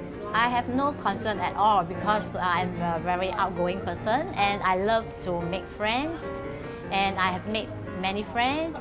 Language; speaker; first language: English; non-native, fluent; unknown